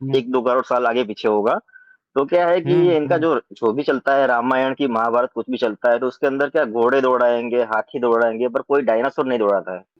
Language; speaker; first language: Hindi; non-native, local second language; Gujarati